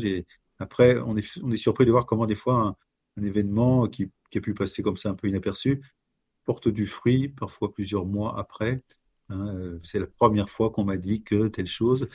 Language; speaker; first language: French; native; French